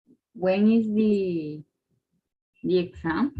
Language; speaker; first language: English; non-native, learner; Spanish